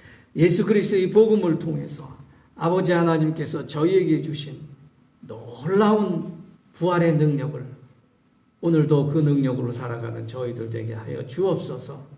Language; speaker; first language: Korean; native; Korean